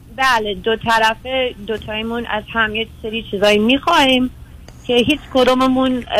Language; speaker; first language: Persian; early bilingual, heritage; Persian